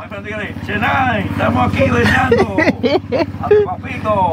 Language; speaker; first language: Spanish; native; Spanish